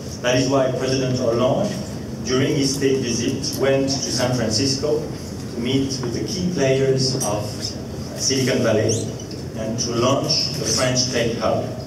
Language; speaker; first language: English; non-native, fluent; French